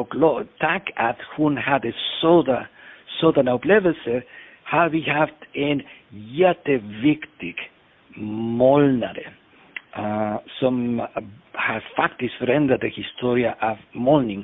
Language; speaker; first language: Swedish; non-native, fluent; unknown